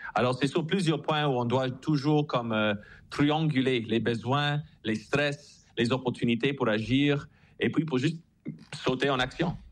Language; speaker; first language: French; non-native, local second language; English